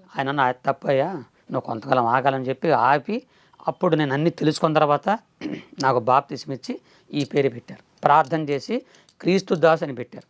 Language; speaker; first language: Telugu; non-native, local second language; Koya